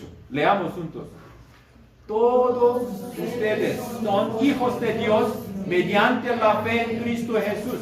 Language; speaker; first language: Spanish; non-native, learner; Korean